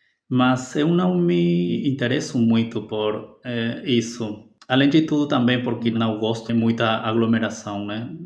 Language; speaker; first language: Portuguese; non-native, fluent; Spanish